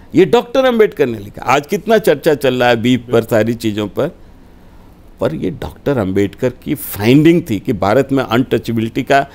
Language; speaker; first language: Hindi; native; Hindi